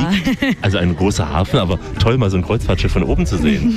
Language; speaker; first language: German; native; German